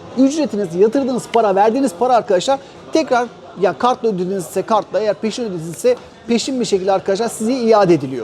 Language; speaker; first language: Turkish; native; Turkish